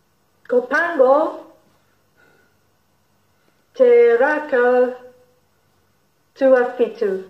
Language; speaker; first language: Māori; non-native, learner; English